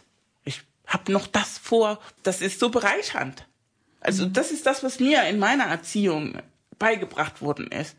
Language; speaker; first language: German; non-native, fluent; Spanish